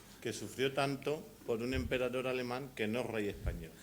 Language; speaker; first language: Spanish; native; Spanish